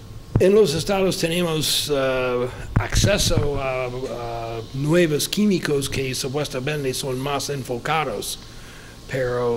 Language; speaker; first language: Spanish; non-native, fluent; English